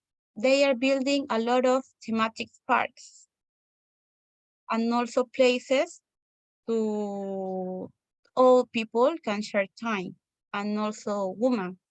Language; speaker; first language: English; non-native, learner; Spanish